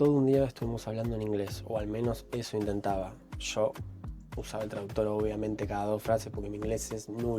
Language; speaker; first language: Spanish; native; Spanish